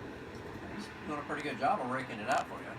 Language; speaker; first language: English; native; English